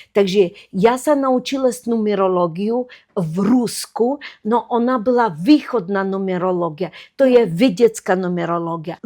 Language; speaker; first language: Slovak; non-native, fluent; Russian